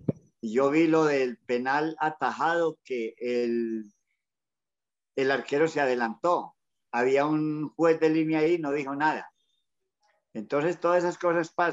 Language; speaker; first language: Spanish; native; Spanish